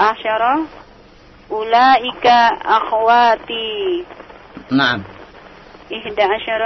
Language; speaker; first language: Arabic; non-native, learner; Indonesian